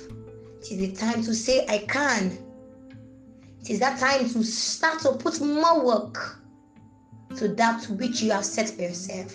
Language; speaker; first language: English; non-native, local second language; Yoruba